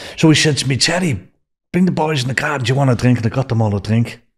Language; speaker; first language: English; native; English